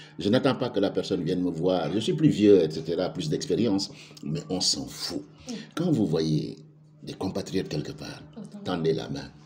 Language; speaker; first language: French; non-native, local second language; Wolof